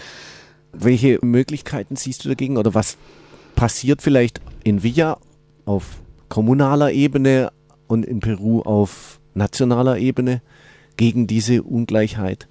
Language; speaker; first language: German; native; German